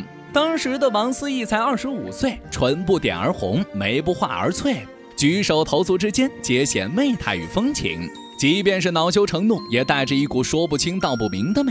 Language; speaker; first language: Chinese; native; Chinese